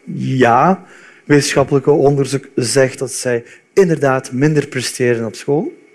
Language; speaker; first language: Dutch; early bilingual, other home language; Turkish